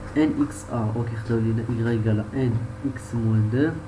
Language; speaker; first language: French; non-native, local second language; Arabic